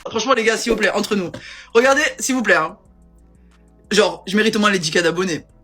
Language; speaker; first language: French; native; French